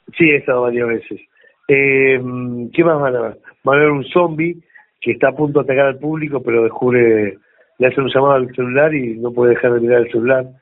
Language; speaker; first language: Spanish; native; Spanish